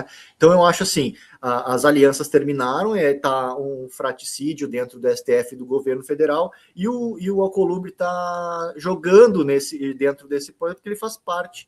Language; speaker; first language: Portuguese; native; Portuguese